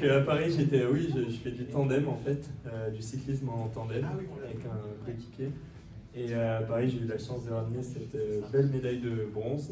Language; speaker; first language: French; native; French